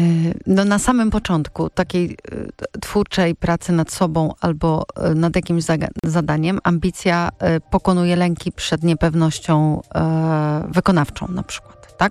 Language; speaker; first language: Polish; native; Polish